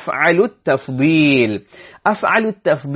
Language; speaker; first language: Arabic; non-native, fluent; English